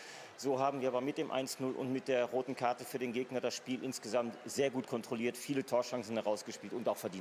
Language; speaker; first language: German; native; German